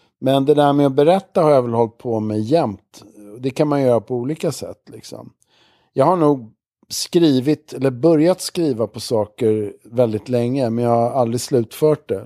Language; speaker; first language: Swedish; native; Swedish